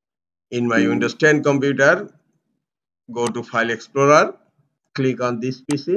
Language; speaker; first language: English; non-native, local second language; Bangla